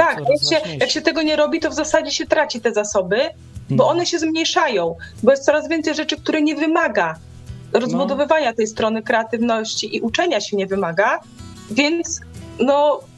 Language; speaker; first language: Polish; native; Polish